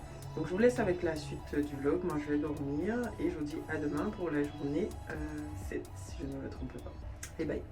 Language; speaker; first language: French; native; French